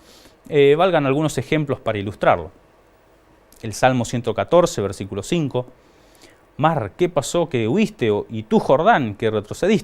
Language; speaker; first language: Spanish; native; Spanish